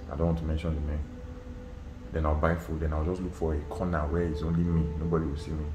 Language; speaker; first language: English; non-native, local second language; Yoruba